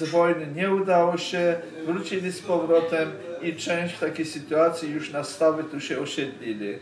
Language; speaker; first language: Polish; early bilingual, heritage; Polish